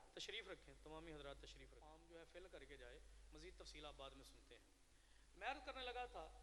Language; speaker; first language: Urdu; non-native, local second language; Punjabi